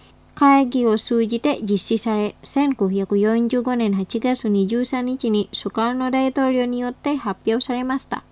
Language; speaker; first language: Japanese; non-native, fluent; Indonesian